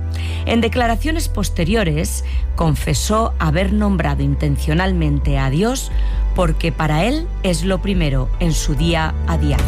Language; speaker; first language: Spanish; native; Spanish